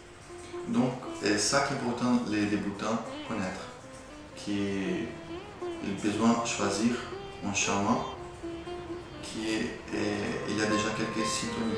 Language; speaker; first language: French; non-native, fluent; Portuguese